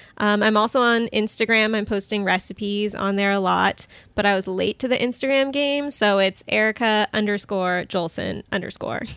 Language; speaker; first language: English; native; English